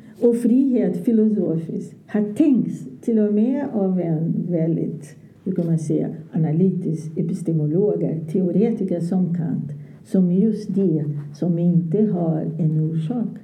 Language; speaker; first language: Swedish; non-native, fluent; Portuguese